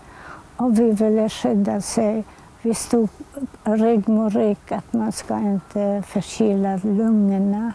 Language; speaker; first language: Swedish; non-native, fluent; Polish